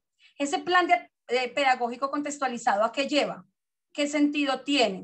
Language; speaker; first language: Spanish; native; Spanish